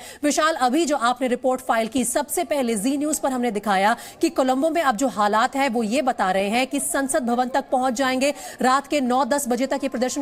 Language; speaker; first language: Hindi; native; Hindi